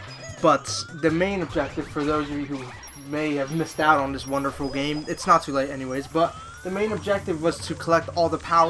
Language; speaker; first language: English; native; English